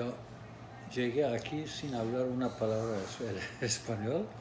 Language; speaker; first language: Spanish; non-native, fluent; Turkish